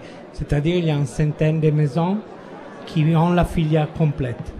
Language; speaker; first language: French; non-native, fluent; Italian